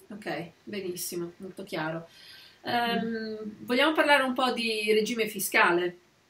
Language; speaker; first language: Italian; native; Italian